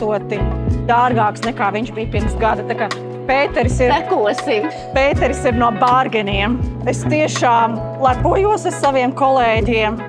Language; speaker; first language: Latvian; native; Latvian